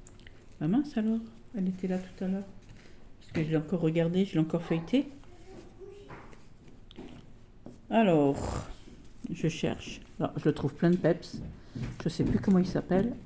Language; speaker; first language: French; native; French